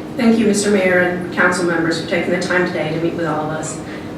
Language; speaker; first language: English; native; English